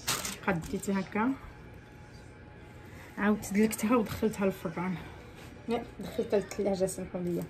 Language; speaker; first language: Arabic; native; Arabic